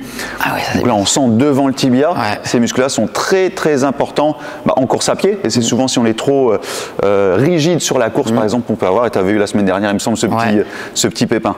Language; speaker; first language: French; native; French